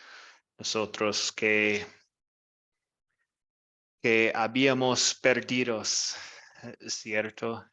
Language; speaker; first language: Spanish; non-native, fluent; English